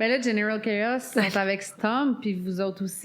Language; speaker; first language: French; native; French